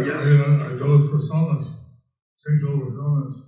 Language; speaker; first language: Spanish; non-native, learner; English